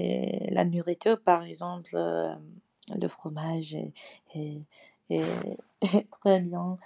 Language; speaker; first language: French; non-native, learner; English